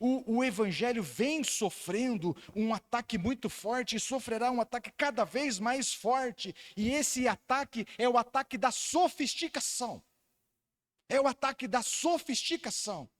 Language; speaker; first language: Portuguese; native; Portuguese